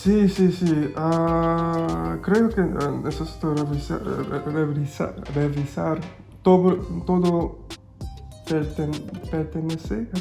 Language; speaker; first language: Spanish; non-native, learner; English